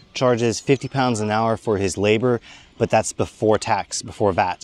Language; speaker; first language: English; native; English